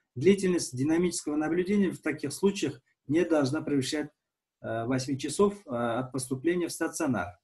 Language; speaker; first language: Russian; non-native, local second language; Uzbek